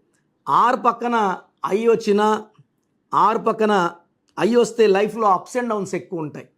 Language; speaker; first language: Telugu; native; Telugu